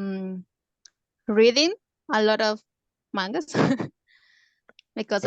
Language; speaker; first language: English; non-native, learner; Spanish